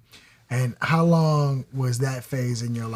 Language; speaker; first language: English; native; English